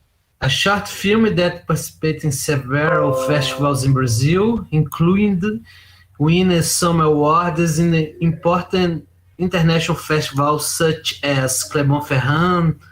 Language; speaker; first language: English; non-native, learner; Portuguese